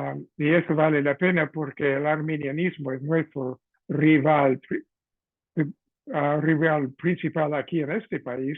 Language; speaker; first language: Spanish; non-native, fluent; English